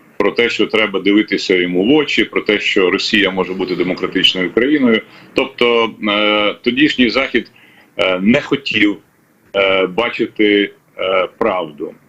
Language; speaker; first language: Ukrainian; native; Ukrainian